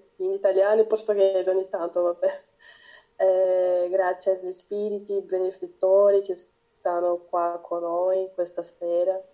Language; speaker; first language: Italian; non-native, learner; Portuguese